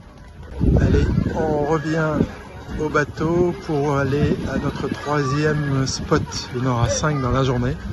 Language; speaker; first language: French; native; French